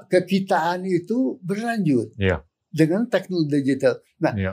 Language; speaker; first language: Indonesian; native; Indonesian